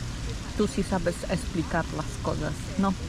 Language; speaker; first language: Spanish; non-native, fluent; Portuguese